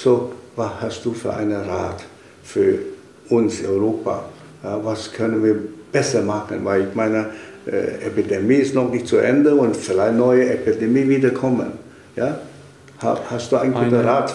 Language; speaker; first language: German; non-native, fluent; Chinese